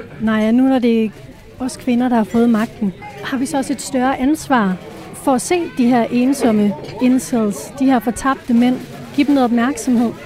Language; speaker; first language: Danish; native; Danish